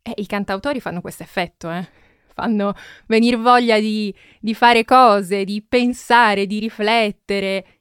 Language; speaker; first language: Italian; native; Italian